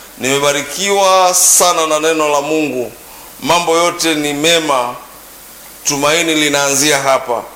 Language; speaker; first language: Swahili; native; Swahili